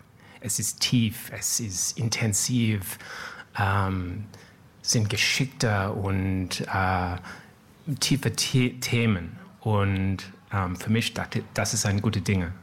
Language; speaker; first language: German; non-native, learner; English